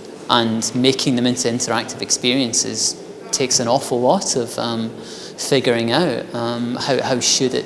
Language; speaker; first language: English; native; English